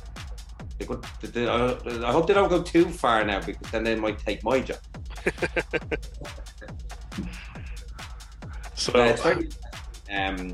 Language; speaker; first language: English; native; English